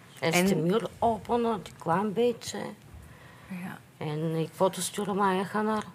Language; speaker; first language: Dutch; non-native, learner; Bulgarian